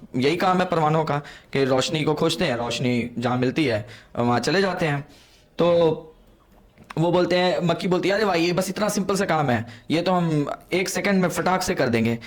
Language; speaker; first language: Hindi; non-native, local second language; Punjabi